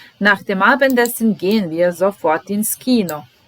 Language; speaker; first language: German; non-native, fluent; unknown